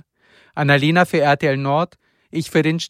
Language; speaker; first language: German; native; German